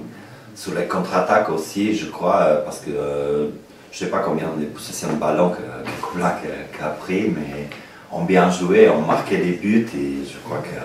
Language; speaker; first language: French; non-native, learner; Portuguese